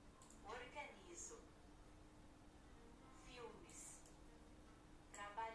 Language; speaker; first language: Portuguese; non-native, learner; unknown